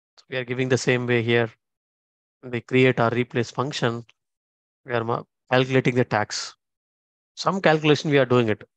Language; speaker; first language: English; non-native, local second language; Tamil